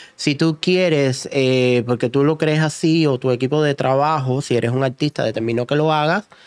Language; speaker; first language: Spanish; native; Spanish